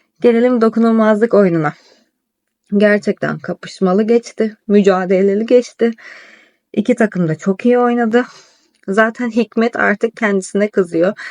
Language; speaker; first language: Turkish; native; Turkish